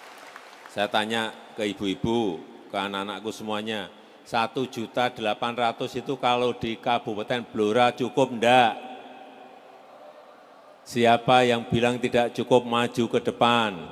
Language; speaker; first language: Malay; non-native, local second language; Javanese